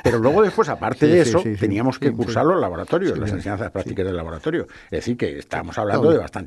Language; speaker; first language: Spanish; native; Spanish